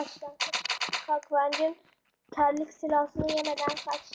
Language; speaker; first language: Turkish; early bilingual, heritage; Turkish